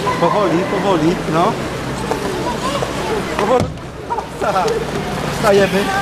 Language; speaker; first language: Polish; native; Polish